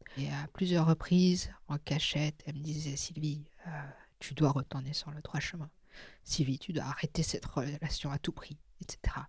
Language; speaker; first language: French; non-native, local second language; Min Nan Chinese